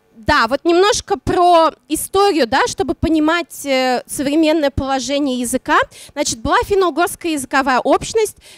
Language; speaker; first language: Russian; non-native, local second language; Udmurt